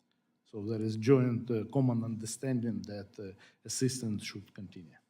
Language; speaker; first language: English; non-native, fluent; Ukrainian